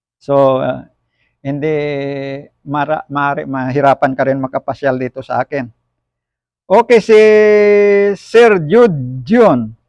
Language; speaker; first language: Filipino; non-native, local second language; Hiligaynon